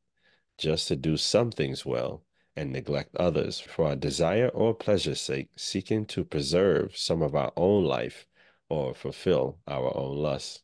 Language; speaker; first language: English; native; English